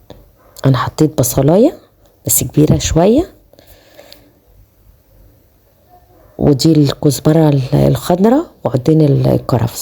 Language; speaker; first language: Arabic; native; Arabic